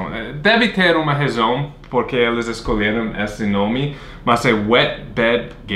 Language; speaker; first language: Portuguese; non-native, fluent; English